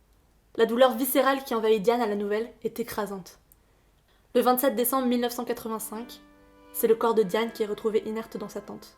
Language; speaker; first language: French; native; French